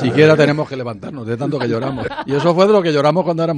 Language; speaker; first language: Spanish; native; Spanish